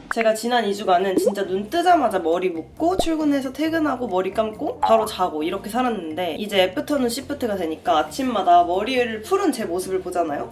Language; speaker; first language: Korean; native; Korean